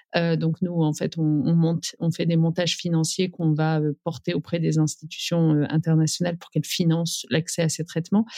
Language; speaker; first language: French; early bilingual, other home language; Riffian